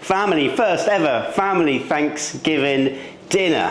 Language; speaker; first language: English; native; English